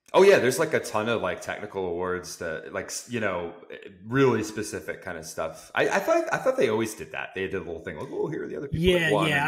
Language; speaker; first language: English; native; English